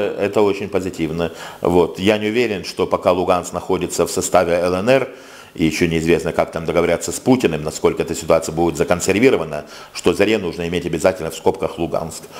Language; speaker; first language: Russian; native; Russian